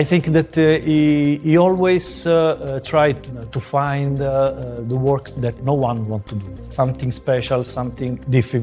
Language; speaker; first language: English; non-native, fluent; Italian